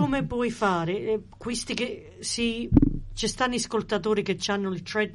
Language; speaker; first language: Italian; early bilingual, heritage; Italian